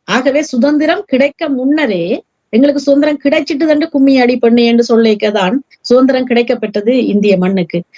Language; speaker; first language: Tamil; early bilingual, heritage; Tamil